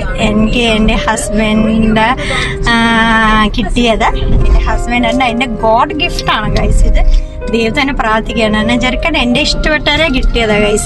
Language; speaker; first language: Malayalam; non-native, local second language; Hindi